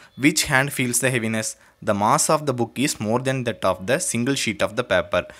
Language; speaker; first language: English; non-native, local second language; Tamil